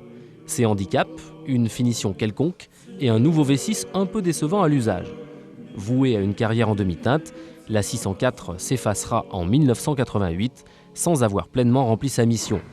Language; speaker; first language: French; native; French